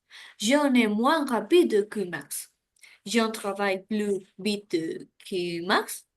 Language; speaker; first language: French; non-native, learner; Spanish